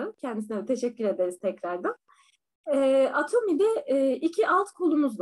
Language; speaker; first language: Turkish; native; Turkish